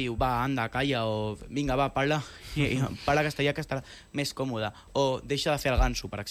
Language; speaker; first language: Catalan; non-native, local second language; Spanish